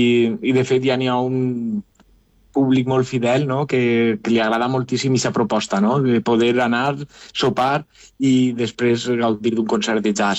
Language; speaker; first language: Catalan; native; Catalan